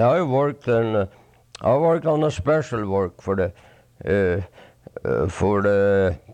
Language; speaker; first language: English; non-native, fluent; Swedish